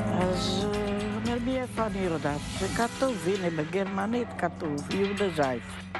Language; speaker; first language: Hebrew; non-native, fluent; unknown